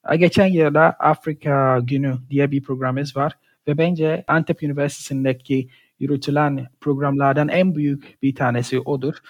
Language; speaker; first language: Turkish; non-native, fluent; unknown